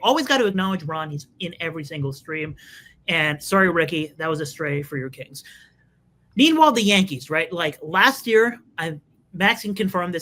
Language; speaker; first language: English; native; English